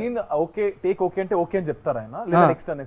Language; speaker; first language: Telugu; native; Telugu